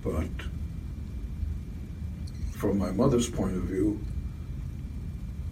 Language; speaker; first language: English; non-native, fluent; Hebrew